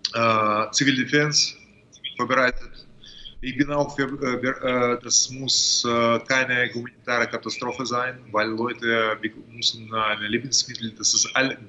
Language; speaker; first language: German; non-native, fluent; Russian